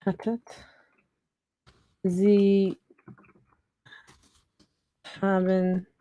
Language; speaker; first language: German; non-native, learner; English